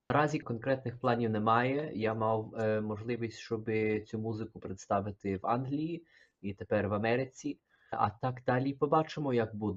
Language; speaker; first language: Ukrainian; early bilingual, heritage; Ukrainian